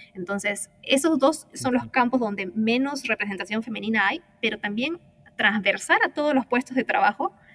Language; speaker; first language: Spanish; native; Spanish